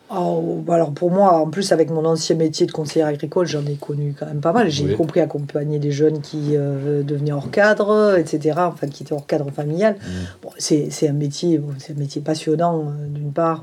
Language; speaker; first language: French; native; French